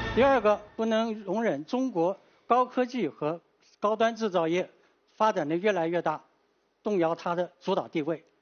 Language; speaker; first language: Chinese; native; Chinese